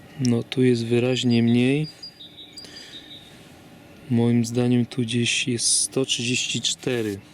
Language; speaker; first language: Polish; native; Polish